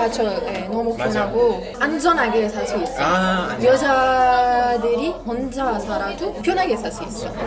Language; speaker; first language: Korean; non-native, learner; Arabic